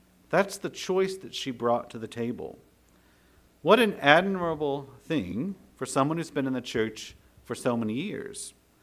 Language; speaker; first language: English; native; English